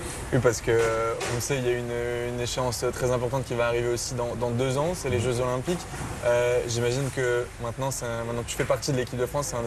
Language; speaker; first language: French; native; French